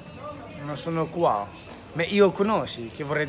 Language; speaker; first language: Italian; non-native, learner; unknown